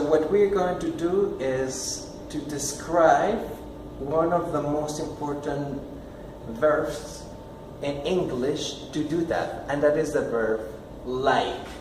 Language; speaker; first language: English; non-native, fluent; Spanish